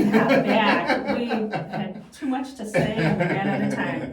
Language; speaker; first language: English; native; English